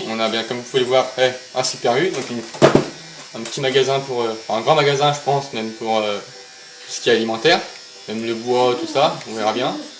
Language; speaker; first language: French; native; French